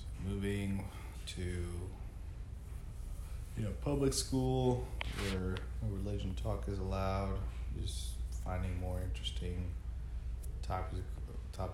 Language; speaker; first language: English; non-native, fluent; Spanish